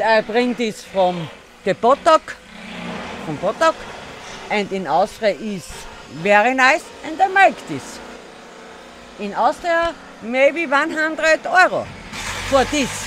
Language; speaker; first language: English; non-native, learner; German